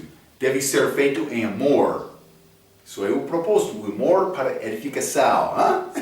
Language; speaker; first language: Portuguese; non-native, learner; English